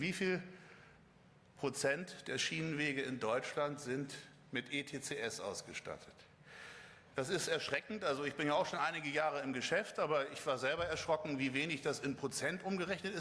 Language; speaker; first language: German; native; German